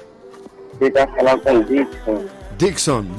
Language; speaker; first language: Portuguese; non-native, local second language; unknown